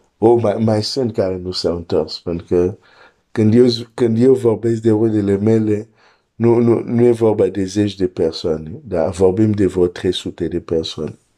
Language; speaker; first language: Romanian; non-native, fluent; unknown